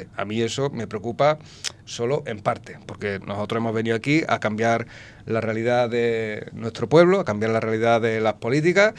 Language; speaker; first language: Spanish; native; Spanish